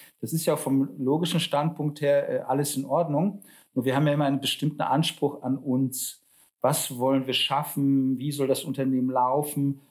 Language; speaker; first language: German; early bilingual, other home language; Polish